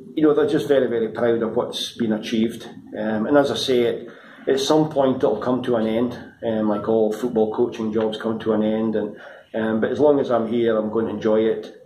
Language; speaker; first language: English; native; English